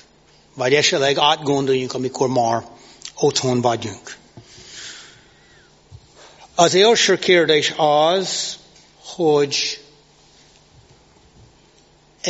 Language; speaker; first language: Hungarian; non-native, fluent; English